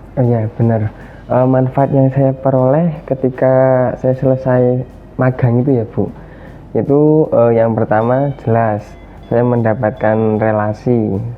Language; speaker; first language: Indonesian; non-native, local second language; Javanese